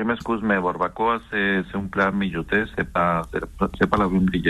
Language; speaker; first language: French; non-native, learner; Spanish